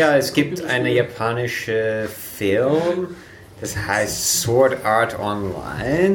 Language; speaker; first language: German; non-native, fluent; English